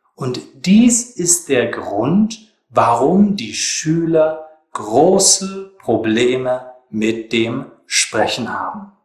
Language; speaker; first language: German; native; German